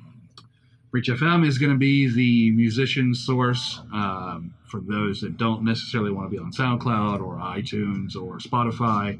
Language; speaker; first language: English; native; English